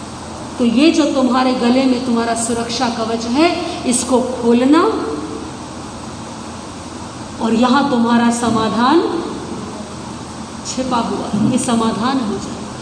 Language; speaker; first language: Hindi; native; Hindi